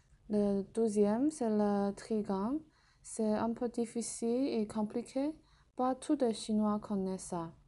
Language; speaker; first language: French; non-native, learner; Chinese